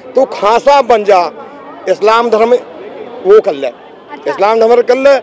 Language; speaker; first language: Hindi; native; Hindi